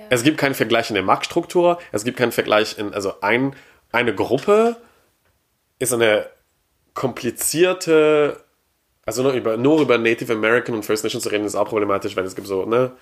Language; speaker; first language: German; non-native, fluent; English